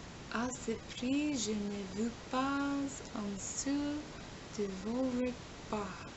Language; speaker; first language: French; non-native, learner; English